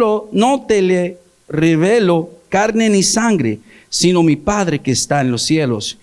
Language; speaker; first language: Spanish; early bilingual, heritage; English